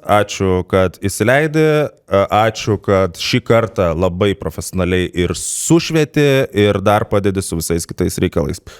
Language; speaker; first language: Lithuanian; native; Lithuanian